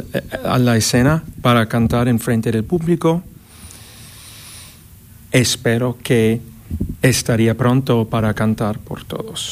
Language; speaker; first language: Spanish; non-native, fluent; English